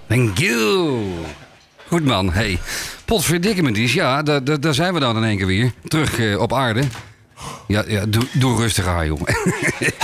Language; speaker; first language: Dutch; native; Dutch